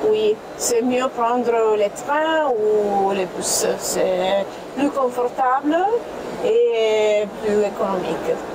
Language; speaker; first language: French; non-native, fluent; Italian